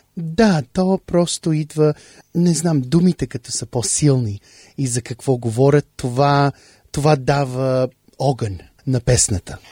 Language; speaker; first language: Bulgarian; early bilingual, heritage; English